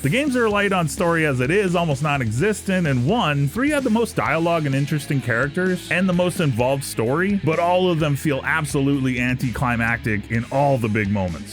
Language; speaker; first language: English; native; English